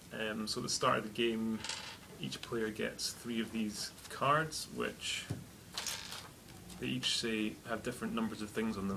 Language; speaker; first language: English; native; English